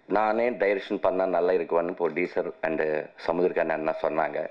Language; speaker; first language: Tamil; non-native, learner; Telugu